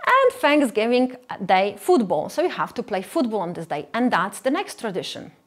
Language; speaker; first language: English; non-native, fluent; Polish